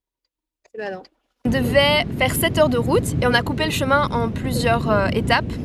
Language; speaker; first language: French; native; French